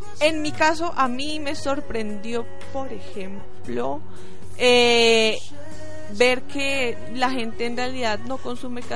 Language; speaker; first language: Spanish; native; Spanish